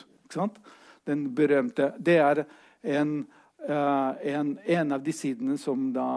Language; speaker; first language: Norwegian; non-native, fluent; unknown